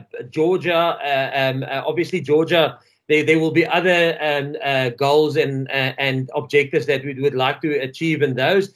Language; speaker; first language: English; non-native, local second language; Afrikaans